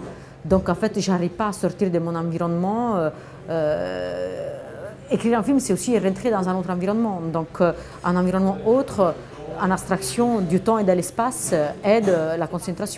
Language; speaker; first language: French; non-native, fluent; Italian